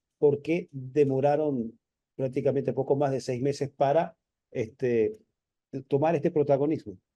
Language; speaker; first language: Spanish; native; Spanish